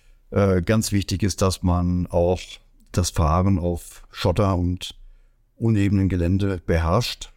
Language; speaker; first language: German; native; German